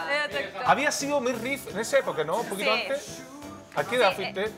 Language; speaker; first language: Spanish; native; Spanish